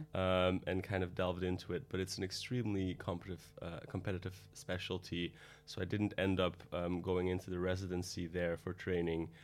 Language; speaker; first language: English; non-native, fluent; Dutch